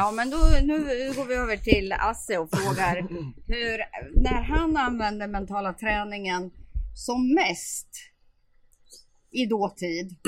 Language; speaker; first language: Swedish; native; Swedish